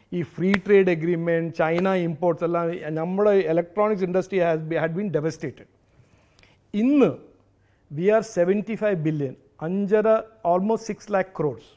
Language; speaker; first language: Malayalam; early bilingual, heritage; Malayalam